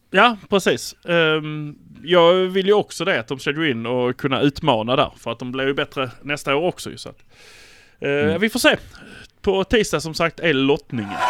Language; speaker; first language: Swedish; native; Swedish